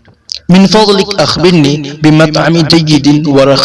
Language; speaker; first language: Arabic; non-native, fluent; Urdu